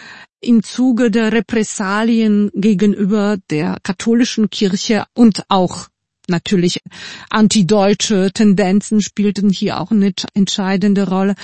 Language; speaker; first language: German; non-native, fluent; Polish